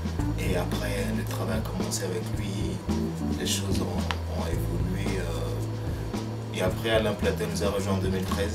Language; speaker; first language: French; non-native, local second language; Lingala